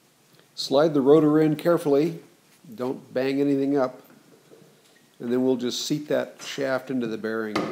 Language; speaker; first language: English; native; English